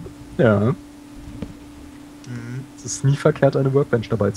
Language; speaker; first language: German; native; German